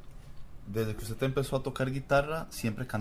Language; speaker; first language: Spanish; native; Spanish